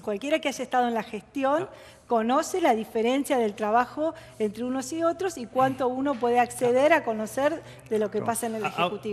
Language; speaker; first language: Spanish; native; Spanish